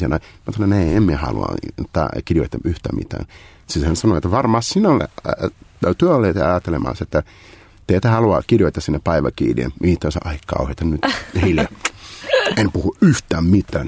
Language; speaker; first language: Finnish; non-native, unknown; Portuguese